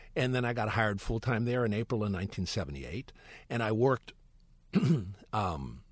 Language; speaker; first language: English; native; English